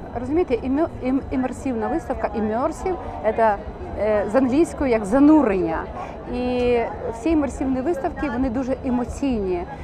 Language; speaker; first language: Ukrainian; native; Ukrainian